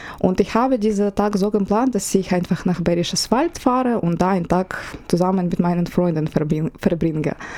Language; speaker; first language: German; non-native, fluent; Ukrainian